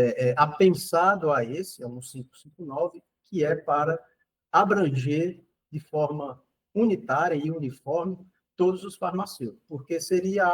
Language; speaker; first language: Portuguese; native; Portuguese